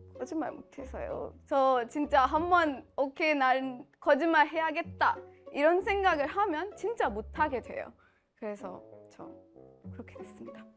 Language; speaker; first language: Korean; non-native, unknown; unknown